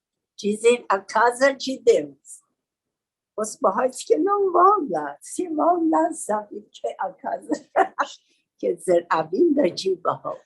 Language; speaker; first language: Portuguese; non-native, learner; Persian